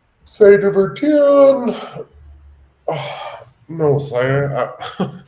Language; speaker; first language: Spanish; non-native, learner; English